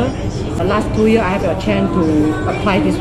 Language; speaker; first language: English; non-native, learner; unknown